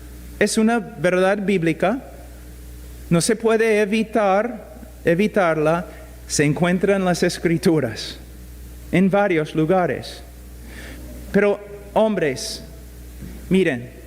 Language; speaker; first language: Spanish; non-native, fluent; English